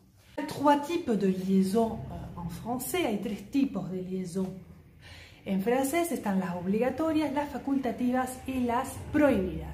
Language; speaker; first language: French; native; French